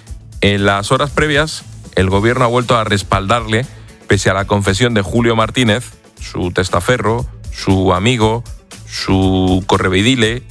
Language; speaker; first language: Spanish; native; Spanish